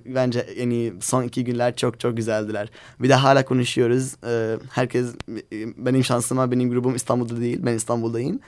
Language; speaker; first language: Turkish; non-native, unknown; Arabic